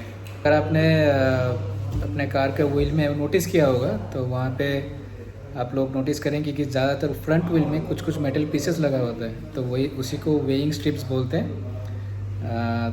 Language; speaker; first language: Hindi; native; Hindi